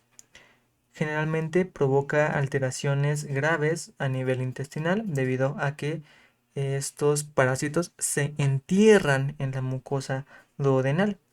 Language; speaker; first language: Spanish; native; Spanish